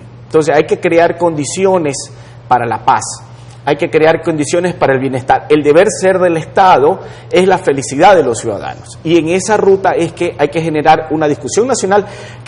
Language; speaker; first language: Spanish; native; Spanish